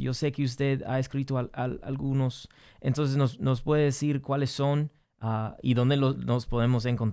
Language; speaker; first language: Spanish; early bilingual, heritage; English